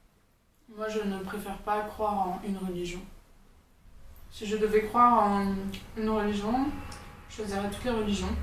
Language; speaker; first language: French; early bilingual, heritage; French